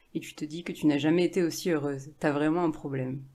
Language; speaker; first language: French; native; French